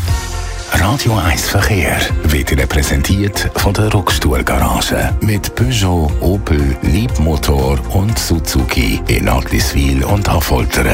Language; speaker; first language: German; native; German